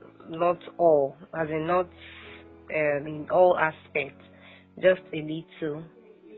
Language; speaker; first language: English; non-native, local second language; Yoruba